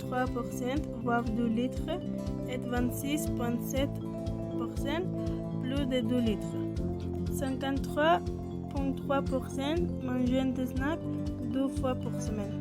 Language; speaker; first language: French; non-native, learner; Spanish